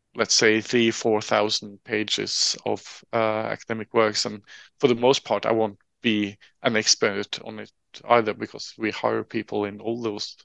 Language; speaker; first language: English; non-native, fluent; Norwegian